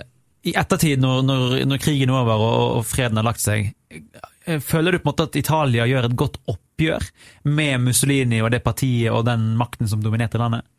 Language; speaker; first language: Norwegian; native; Norwegian